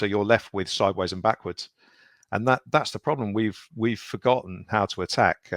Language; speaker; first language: English; native; English